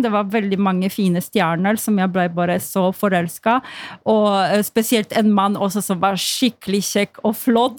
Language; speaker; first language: Norwegian; non-native, fluent; Polish